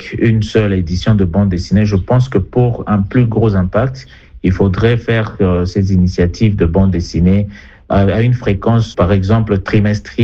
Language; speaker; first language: French; non-native, local second language; Swahili